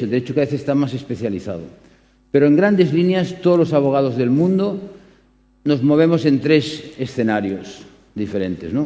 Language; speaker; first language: Spanish; native; Spanish